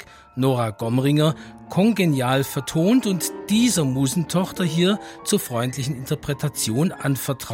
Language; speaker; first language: German; native; German